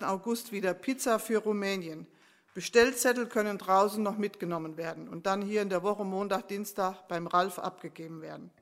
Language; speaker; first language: German; native; German